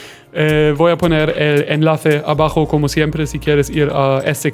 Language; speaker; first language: Spanish; non-native, fluent; German